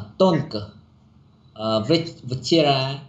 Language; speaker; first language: Russian; non-native, learner; Vietnamese